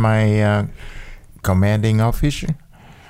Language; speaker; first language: English; non-native, learner; Vietnamese